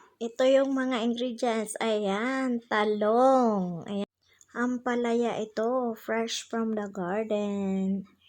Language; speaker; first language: Filipino; non-native, local second language; Bikol